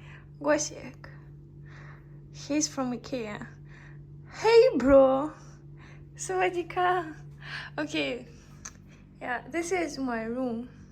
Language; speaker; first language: English; non-native, learner; Russian